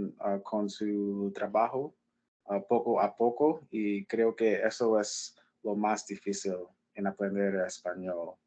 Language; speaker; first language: Spanish; non-native, fluent; English